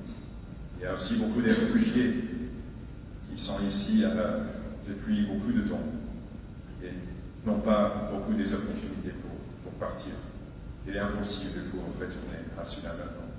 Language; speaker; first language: French; non-native, fluent; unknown